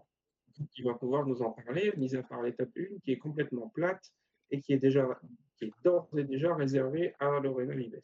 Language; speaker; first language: French; native; French